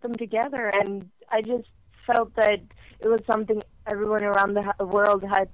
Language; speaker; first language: English; non-native, fluent; Norwegian